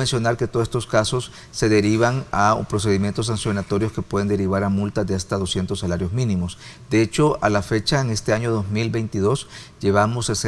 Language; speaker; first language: Spanish; native; Spanish